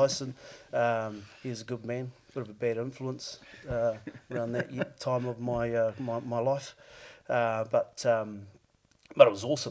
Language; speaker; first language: English; native; English